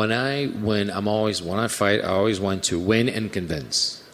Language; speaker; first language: English; non-native, fluent; Portuguese